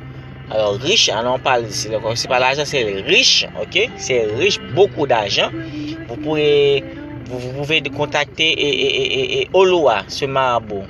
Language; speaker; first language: French; non-native, learner; Haitian Creole